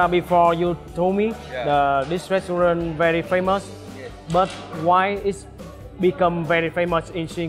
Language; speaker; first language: English; non-native, learner; Vietnamese